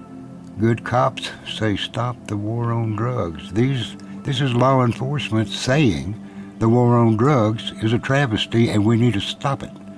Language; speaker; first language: English; native; English